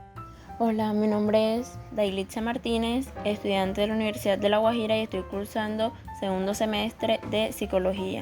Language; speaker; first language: Spanish; native; Spanish